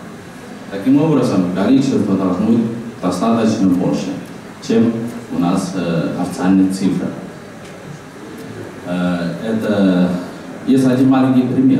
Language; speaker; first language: Russian; non-native, fluent; Chinese